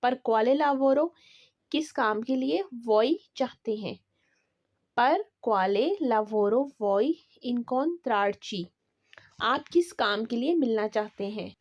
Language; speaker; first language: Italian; non-native, learner; Urdu